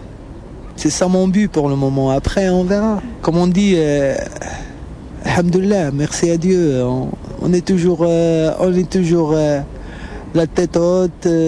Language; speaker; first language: French; non-native, local second language; Arabic